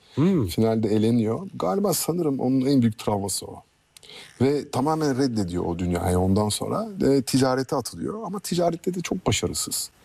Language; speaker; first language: Turkish; early bilingual, heritage; French